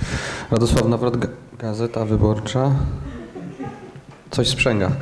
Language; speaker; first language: Polish; native; Polish